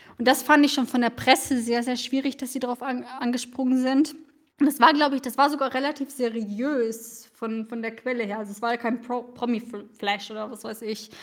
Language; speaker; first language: German; early bilingual, other home language; Russian